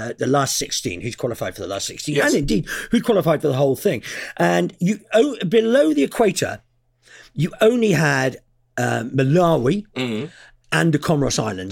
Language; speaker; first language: English; native; English